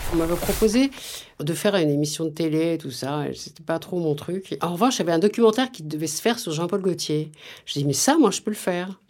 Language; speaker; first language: French; native; French